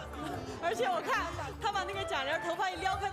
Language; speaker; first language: Chinese; native; Chinese